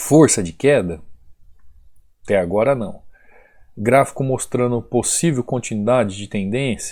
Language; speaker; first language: Portuguese; native; Portuguese